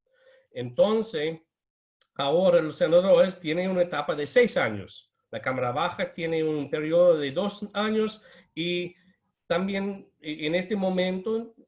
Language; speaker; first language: Spanish; non-native, fluent; English